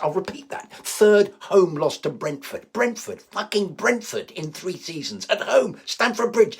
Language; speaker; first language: English; native; English